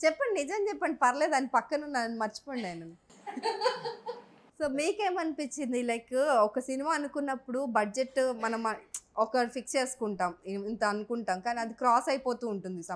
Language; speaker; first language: Telugu; native; Telugu